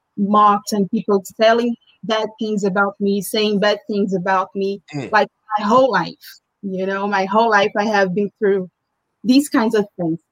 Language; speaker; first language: English; non-native, fluent; Portuguese